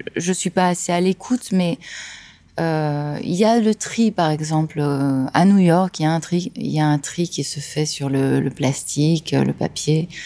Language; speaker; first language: French; native; French